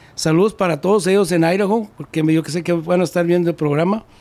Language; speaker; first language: Spanish; early bilingual, heritage; Spanish